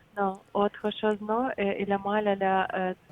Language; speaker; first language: French; non-native, learner; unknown